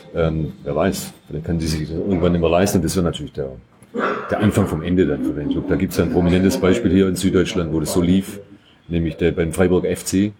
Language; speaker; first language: German; native; German